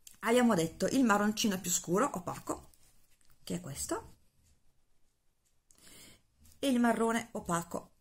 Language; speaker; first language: Italian; native; Italian